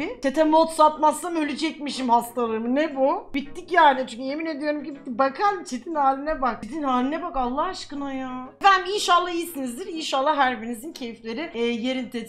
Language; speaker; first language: Turkish; native; Turkish